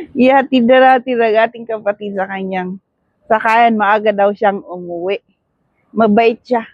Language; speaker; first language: Filipino; non-native, local second language; Cebuano